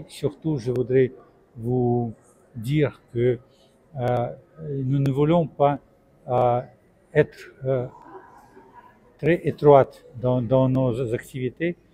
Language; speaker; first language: French; non-native, fluent; Russian